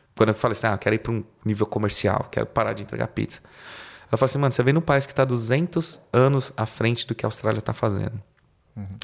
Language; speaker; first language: Portuguese; non-native, local second language; Spanish